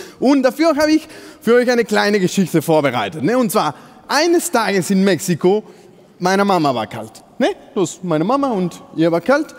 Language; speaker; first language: German; non-native, fluent; Spanish